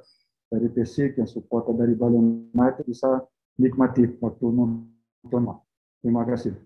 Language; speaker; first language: Indonesian; non-native, fluent; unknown